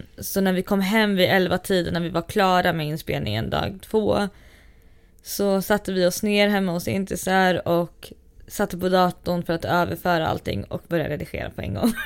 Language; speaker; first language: Swedish; native; Swedish